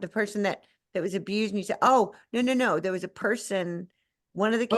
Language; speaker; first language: English; native; English